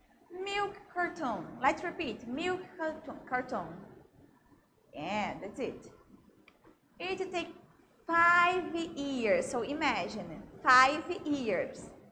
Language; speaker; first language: English; non-native, fluent; Portuguese